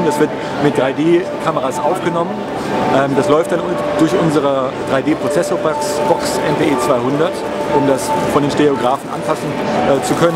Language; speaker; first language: German; native; German